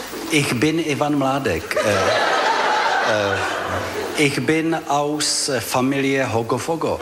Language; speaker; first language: German; non-native, learner; Czech